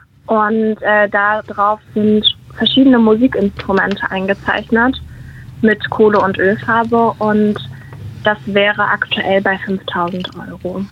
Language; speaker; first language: German; native; German